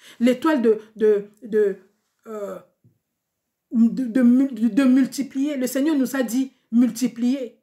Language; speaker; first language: French; non-native, local second language; Lingala